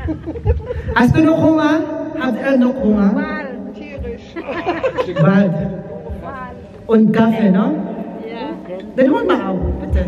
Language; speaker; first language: German; non-native, learner; Filipino